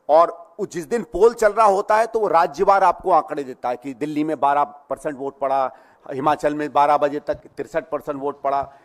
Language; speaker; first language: Hindi; native; Hindi